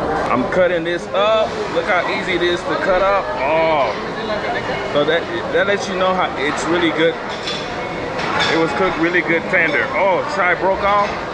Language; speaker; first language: English; native; English